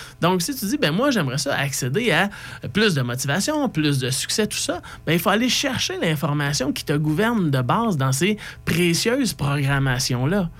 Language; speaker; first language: French; native; French